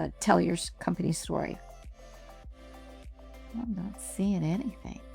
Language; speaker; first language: English; native; English